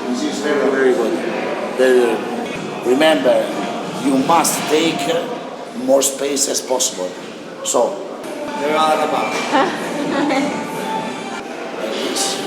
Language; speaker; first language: English; non-native, learner; Italian